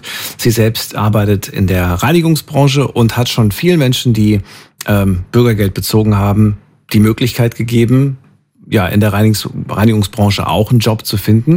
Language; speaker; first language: German; native; German